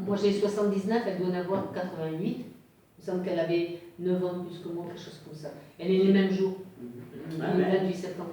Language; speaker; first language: French; native; French